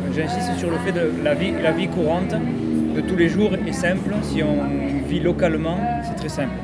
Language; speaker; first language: French; native; French